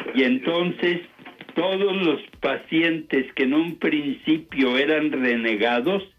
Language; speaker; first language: Spanish; native; Spanish